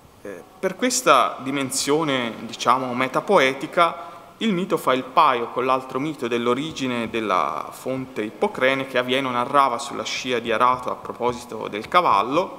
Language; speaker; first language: Italian; native; Italian